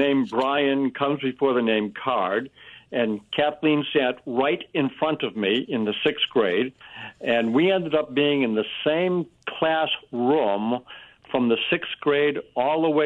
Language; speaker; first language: English; native; English